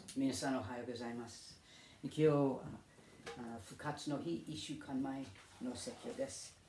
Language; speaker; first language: Japanese; non-native, learner; English